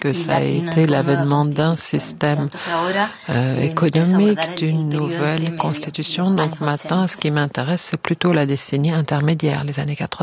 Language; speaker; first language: French; non-native, fluent; Spanish